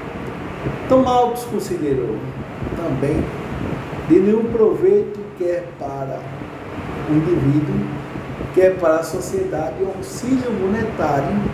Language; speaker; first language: Portuguese; native; Portuguese